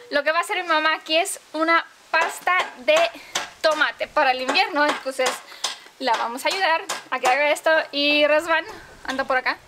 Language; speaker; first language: Spanish; non-native, fluent; Romanian